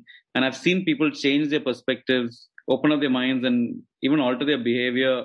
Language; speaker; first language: English; non-native, local second language; Malayalam